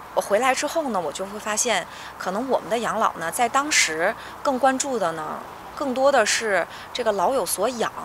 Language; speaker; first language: Chinese; native; Chinese